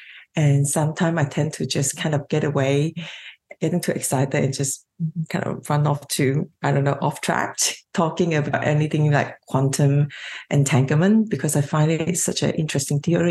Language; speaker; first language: English; non-native, local second language; Cantonese